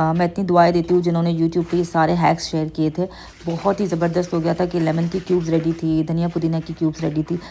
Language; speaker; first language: Urdu; native; Urdu